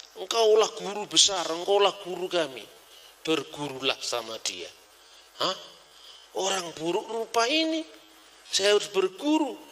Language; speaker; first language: Indonesian; non-native, local second language; Javanese